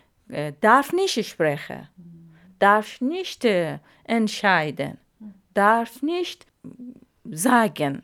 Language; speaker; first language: German; non-native, learner; Arabic